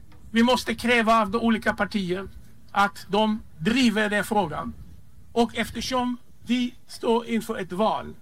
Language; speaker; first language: Swedish; non-native, fluent; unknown